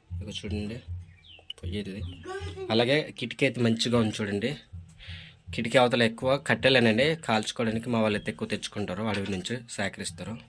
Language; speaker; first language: Telugu; non-native, local second language; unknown